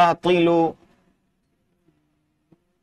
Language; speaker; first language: Arabic; non-native, fluent; Urdu